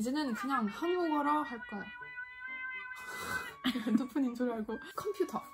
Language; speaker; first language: Korean; non-native, learner; French